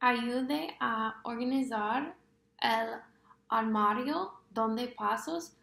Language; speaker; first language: Spanish; non-native, fluent; English